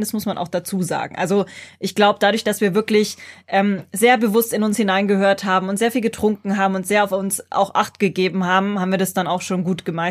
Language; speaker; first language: German; native; German